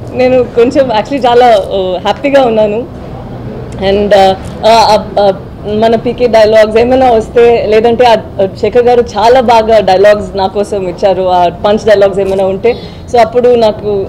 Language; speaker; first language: Telugu; non-native, learner; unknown